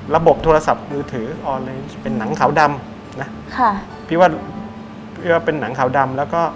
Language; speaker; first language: Thai; native; Thai